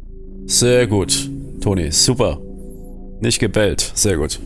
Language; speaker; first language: German; native; German